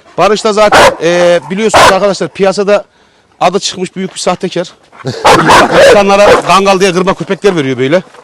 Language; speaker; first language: Turkish; native; Turkish